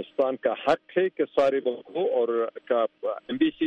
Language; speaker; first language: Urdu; non-native, fluent; Pashto